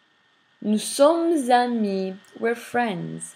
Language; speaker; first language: French; non-native, fluent; English